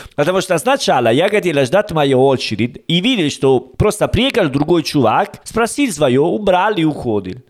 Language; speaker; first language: Russian; non-native, learner; Italian